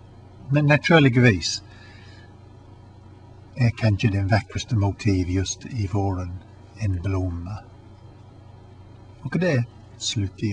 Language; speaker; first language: Swedish; non-native, learner; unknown